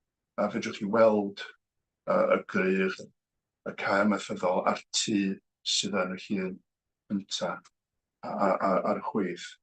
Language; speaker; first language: Welsh; native; Welsh